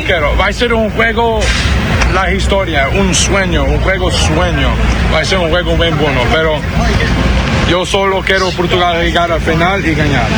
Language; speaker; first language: Spanish; non-native, learner; Portuguese